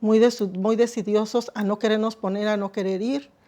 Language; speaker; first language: Spanish; native; Spanish